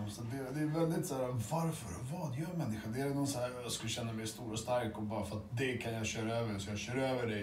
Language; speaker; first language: Swedish; early bilingual, other home language; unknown